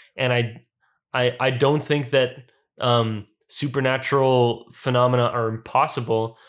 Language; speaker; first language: English; native; English